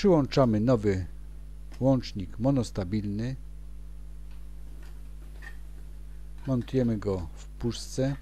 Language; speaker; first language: Polish; native; Polish